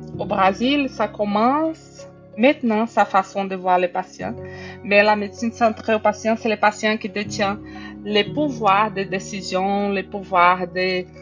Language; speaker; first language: French; non-native, fluent; Portuguese